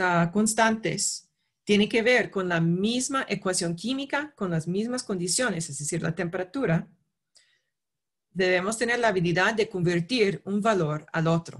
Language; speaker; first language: Spanish; non-native, fluent; English